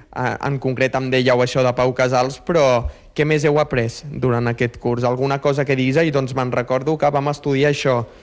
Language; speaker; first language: Catalan; native; Catalan